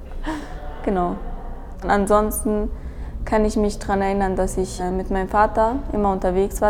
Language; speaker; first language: German; early bilingual, other home language; Persian